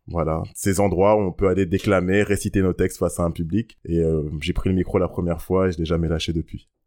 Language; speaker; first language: French; early bilingual, other home language; Lingala